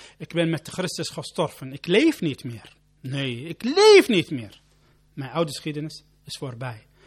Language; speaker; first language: Dutch; non-native, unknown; Arabic